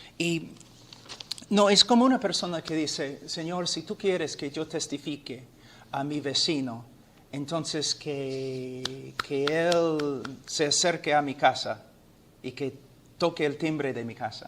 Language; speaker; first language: Spanish; non-native, fluent; English